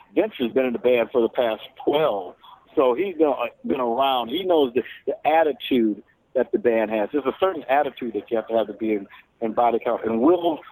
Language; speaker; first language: English; native; English